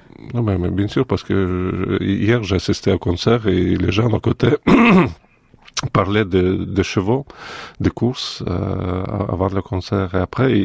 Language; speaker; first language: French; non-native, fluent; Russian